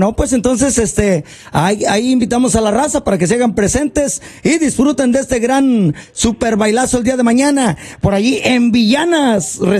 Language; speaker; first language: Spanish; native; Spanish